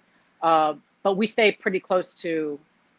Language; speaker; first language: English; native; English